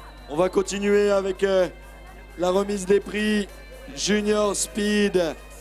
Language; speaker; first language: French; native; French